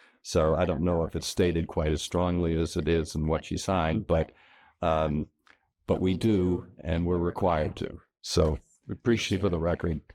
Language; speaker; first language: English; native; English